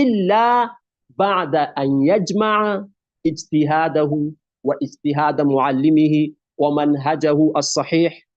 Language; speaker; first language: Arabic; non-native, fluent; Urdu